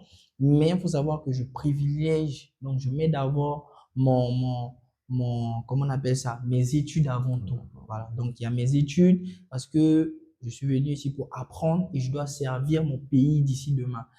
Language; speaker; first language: French; non-native, local second language; Sango